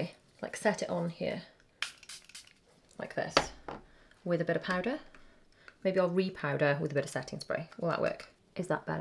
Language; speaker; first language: English; native; English